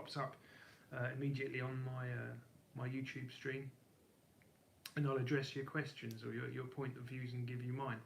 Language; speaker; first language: English; native; English